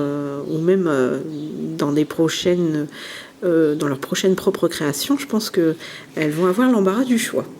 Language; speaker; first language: French; native; French